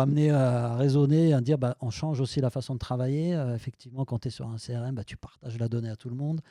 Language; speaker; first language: French; native; French